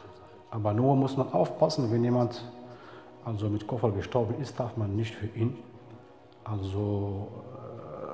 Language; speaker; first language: German; non-native, fluent; Arabic